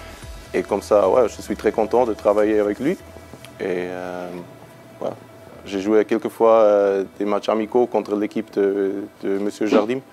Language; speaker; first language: French; non-native, learner; German